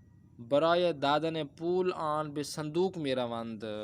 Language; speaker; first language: Persian; non-native, fluent; Urdu